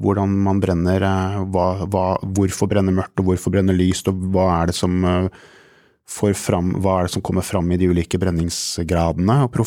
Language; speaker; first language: Norwegian; native; Norwegian